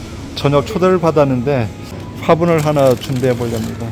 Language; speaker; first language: Korean; native; Korean